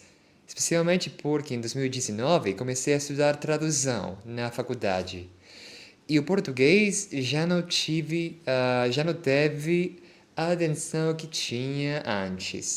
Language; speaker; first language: Portuguese; non-native, fluent; Spanish